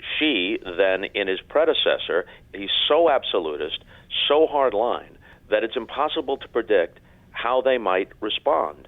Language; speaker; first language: English; native; English